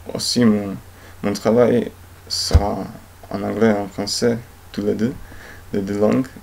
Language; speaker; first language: French; non-native, fluent; Czech